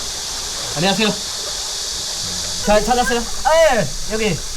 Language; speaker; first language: Korean; non-native, fluent; English